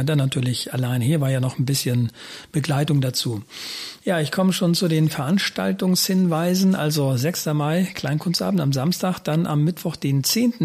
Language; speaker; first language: German; native; German